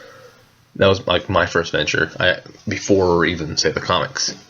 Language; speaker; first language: English; native; English